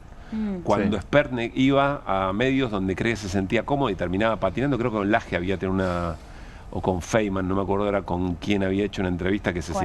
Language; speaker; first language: Spanish; native; Spanish